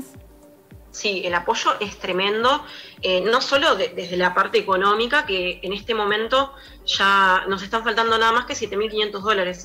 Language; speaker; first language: Spanish; native; Spanish